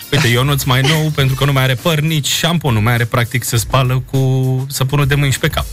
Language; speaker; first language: Romanian; native; Romanian